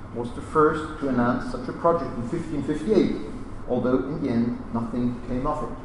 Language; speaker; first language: English; non-native, fluent; German